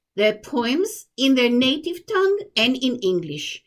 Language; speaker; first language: English; non-native, fluent; Hebrew